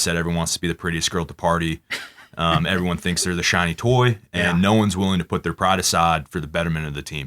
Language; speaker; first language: English; native; English